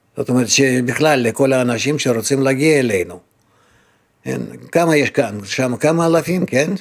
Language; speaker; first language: Hebrew; non-native, fluent; Russian